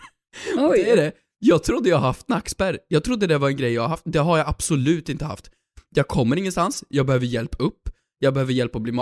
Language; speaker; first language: Swedish; native; Swedish